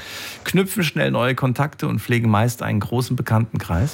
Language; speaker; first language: German; native; German